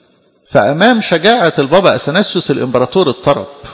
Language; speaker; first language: Arabic; native; Arabic